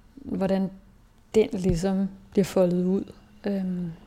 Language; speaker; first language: Danish; native; Danish